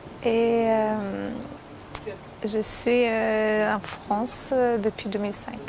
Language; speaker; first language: French; non-native, fluent; Armenian